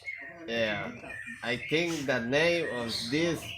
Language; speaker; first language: English; non-native, learner; Spanish